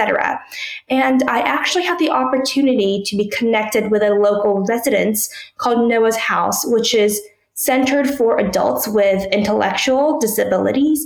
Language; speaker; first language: English; early bilingual, other home language; Korean